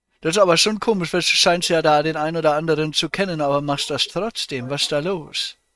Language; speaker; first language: German; native; German